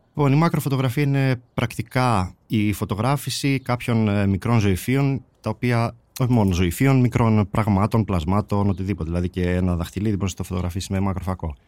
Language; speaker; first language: Greek; native; Greek